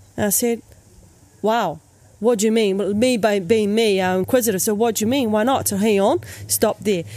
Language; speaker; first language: English; native; English